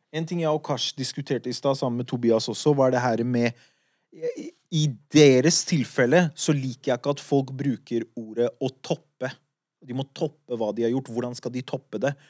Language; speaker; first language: Norwegian; early bilingual, other home language; Kurdish